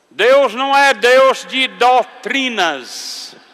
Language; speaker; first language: Portuguese; non-native, fluent; English